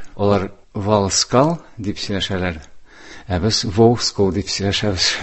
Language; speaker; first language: Tatar; non-native, local second language; Udmurt